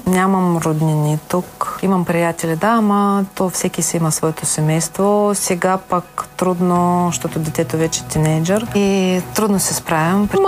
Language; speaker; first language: Bulgarian; non-native, fluent; Ukrainian